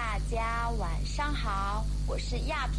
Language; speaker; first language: Chinese; non-native, fluent; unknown